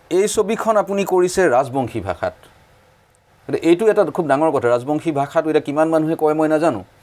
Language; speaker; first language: Assamese; native; Assamese